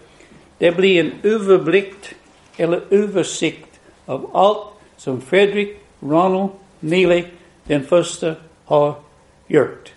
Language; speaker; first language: Swedish; non-native, fluent; English